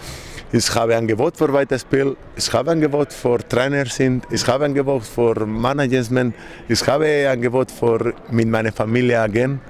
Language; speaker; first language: German; non-native, learner; Spanish